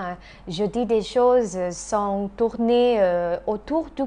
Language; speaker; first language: French; non-native, fluent; Thai